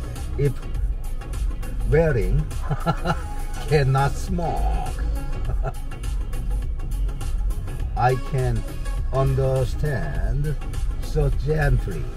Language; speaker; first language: English; non-native, learner; Korean